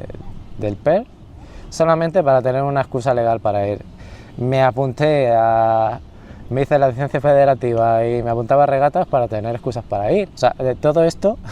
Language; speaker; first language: Spanish; native; Spanish